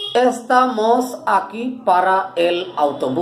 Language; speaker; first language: Spanish; non-native, learner; Bangla